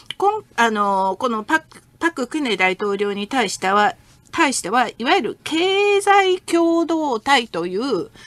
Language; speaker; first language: Japanese; non-native, fluent; Korean